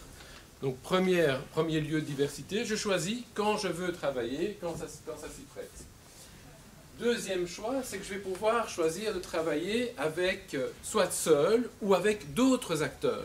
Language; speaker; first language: French; native; French